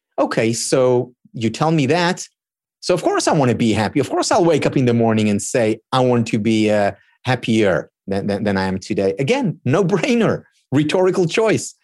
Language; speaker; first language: English; non-native, fluent; Hebrew